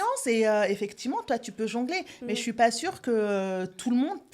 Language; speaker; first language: French; native; French